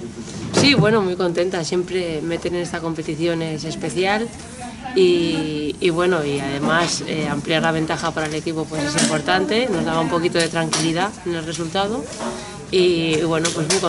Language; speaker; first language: Spanish; native; Spanish